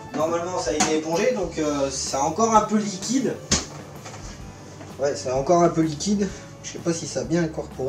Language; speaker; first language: French; native; French